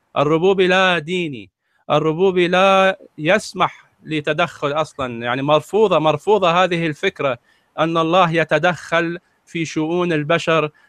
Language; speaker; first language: Arabic; native; Arabic